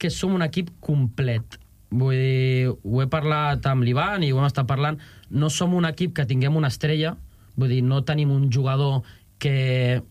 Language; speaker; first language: Catalan; native; Catalan